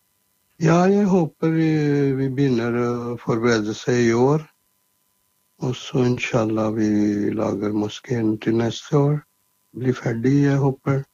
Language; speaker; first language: Norwegian; non-native, learner; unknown